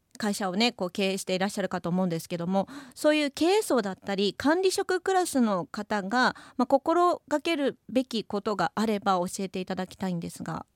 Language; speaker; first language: Japanese; native; Japanese